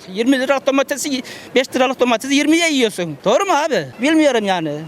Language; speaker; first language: Turkish; native; Turkish